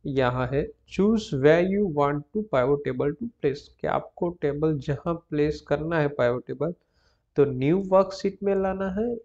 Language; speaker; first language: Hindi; non-native, local second language; Gujarati